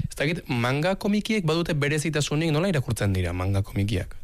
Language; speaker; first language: Basque; native; Basque